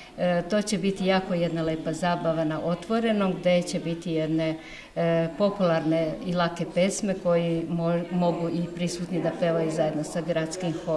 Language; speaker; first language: Serbian; native; Serbian